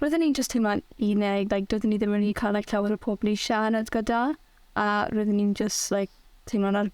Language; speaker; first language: Welsh; non-native, local second language; English